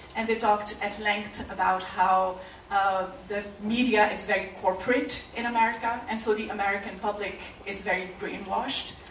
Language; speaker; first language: English; early bilingual, other home language; Urdu